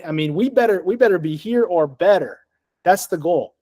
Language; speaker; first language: English; native; English